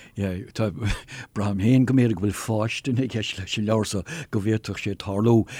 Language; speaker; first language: Irish; non-native, local second language; English